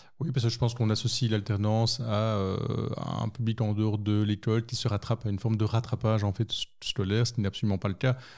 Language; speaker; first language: French; native; French